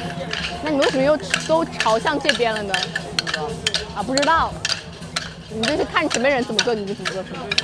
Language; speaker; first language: Chinese; non-native, fluent; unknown